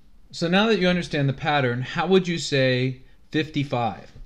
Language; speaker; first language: English; native; English